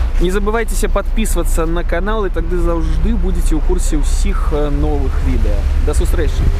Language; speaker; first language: Belarusian; non-native, local second language; Russian